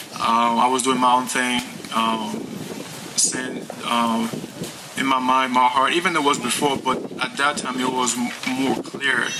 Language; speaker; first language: English; non-native, fluent; Haitian Creole